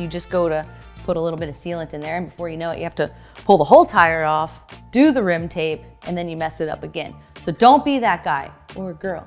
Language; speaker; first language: English; native; English